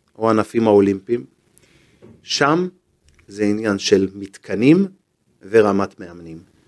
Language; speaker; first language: Hebrew; native; Hebrew